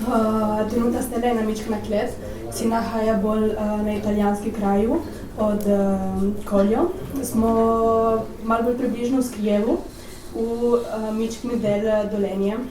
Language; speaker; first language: Slovenian; early bilingual, heritage; Italian